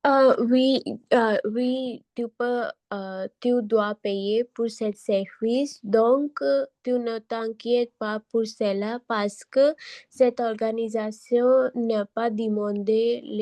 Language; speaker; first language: French; non-native, learner; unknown